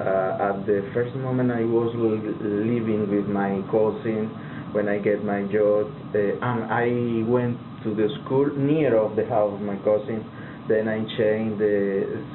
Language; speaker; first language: English; non-native, learner; Spanish